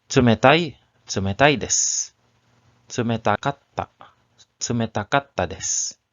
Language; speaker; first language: Japanese; non-native, learner; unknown